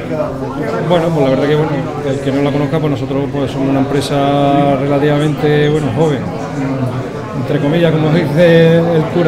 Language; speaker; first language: Spanish; native; Spanish